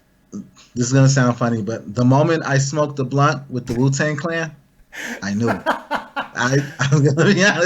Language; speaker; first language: English; native; English